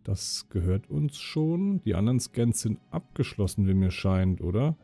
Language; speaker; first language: German; native; German